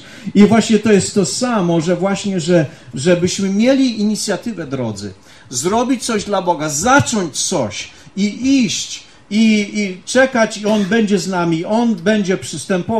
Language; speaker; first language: Polish; early bilingual, heritage; Polish